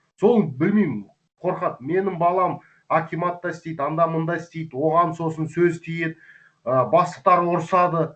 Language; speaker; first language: Kazakh; non-native, local second language; Russian